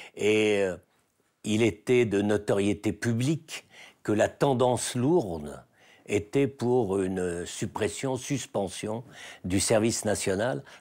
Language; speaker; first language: French; native; French